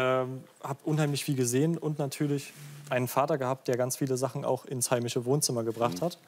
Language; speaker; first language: German; native; German